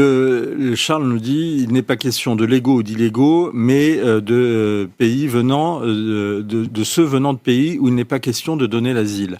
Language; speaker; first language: French; native; French